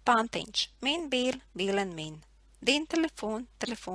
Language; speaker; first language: Norwegian; non-native, fluent; Latvian